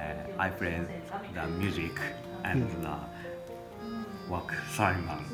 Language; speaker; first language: English; non-native, learner; Japanese